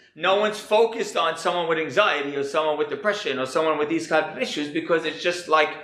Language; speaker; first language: English; native; English